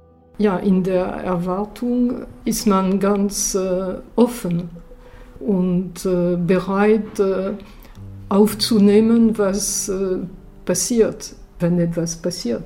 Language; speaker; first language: German; non-native, fluent; French